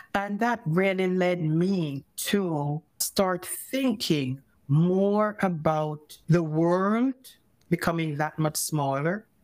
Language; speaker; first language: English; native; English